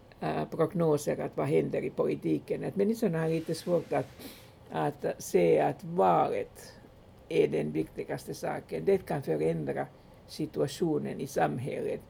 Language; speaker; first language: Swedish; non-native, local second language; Finnish